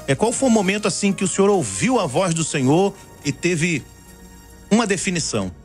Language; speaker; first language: Portuguese; native; Portuguese